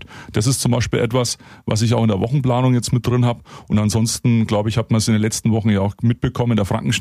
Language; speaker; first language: German; native; German